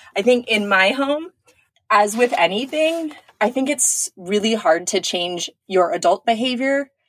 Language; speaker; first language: English; native; English